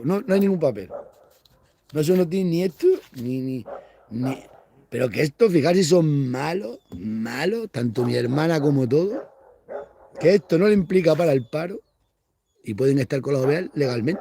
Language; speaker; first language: Spanish; native; Spanish